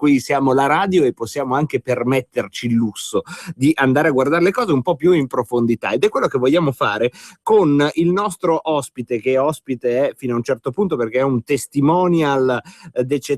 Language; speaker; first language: Italian; native; Italian